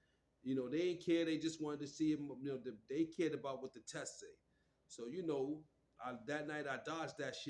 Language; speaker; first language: English; native; English